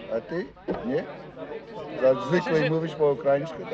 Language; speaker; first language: Polish; non-native, learner; English